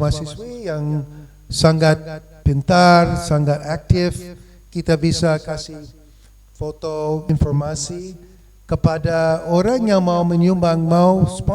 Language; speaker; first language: Indonesian; non-native, fluent; English